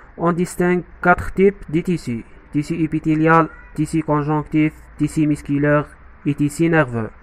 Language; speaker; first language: French; non-native, local second language; Arabic